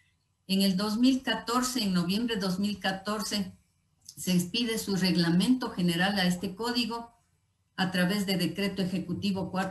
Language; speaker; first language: Spanish; native; Spanish